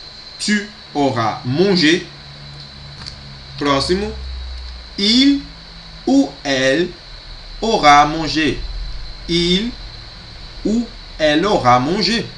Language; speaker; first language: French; non-native, fluent; Portuguese